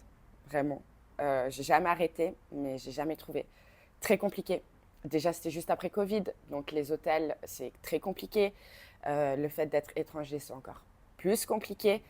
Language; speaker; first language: French; native; French